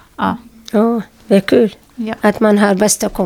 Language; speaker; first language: Swedish; non-native, learner; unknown